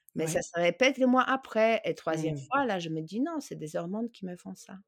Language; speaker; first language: French; non-native, fluent; Polish